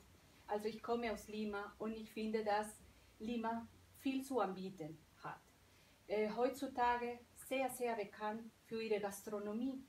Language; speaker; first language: German; non-native, fluent; Spanish